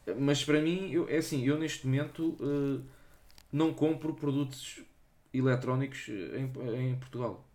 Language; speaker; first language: Portuguese; native; Portuguese